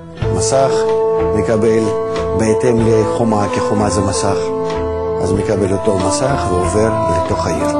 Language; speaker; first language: Hebrew; non-native, fluent; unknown